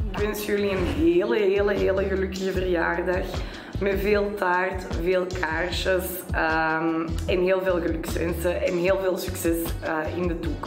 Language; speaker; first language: Dutch; early bilingual, heritage; Dutch